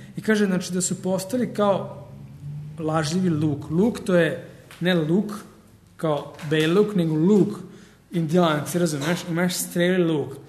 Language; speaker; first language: Serbian; early bilingual, heritage; Serbian